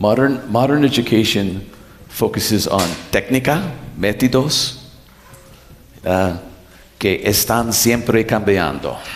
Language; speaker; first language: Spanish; non-native, learner; English